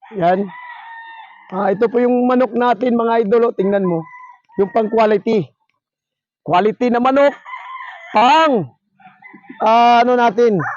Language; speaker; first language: Filipino; non-native, local second language; Surigaonon